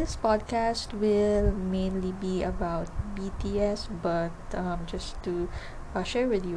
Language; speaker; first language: English; non-native, local second language; Filipino